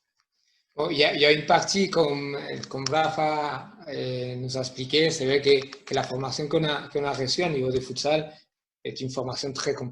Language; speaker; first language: French; non-native, fluent; Spanish